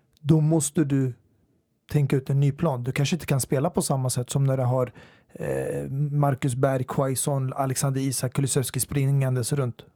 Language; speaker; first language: Swedish; native; Swedish